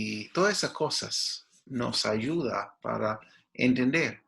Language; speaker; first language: Spanish; non-native, fluent; English